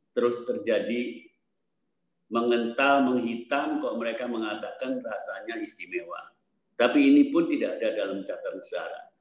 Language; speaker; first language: Indonesian; native; Indonesian